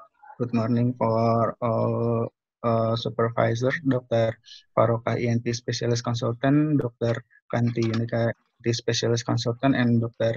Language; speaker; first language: English; non-native, learner; Indonesian